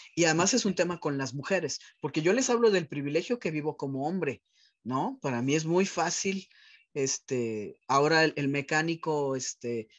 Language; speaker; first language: Spanish; native; Spanish